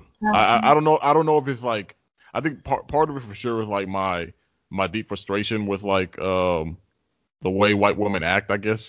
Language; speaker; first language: English; native; English